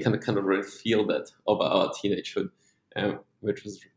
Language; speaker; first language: English; non-native, fluent; Polish